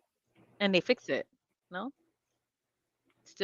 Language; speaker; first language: English; native; English